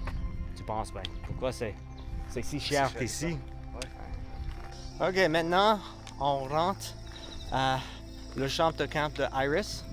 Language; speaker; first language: French; non-native, learner; English